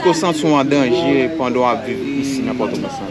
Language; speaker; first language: French; non-native, local second language; Haitian Creole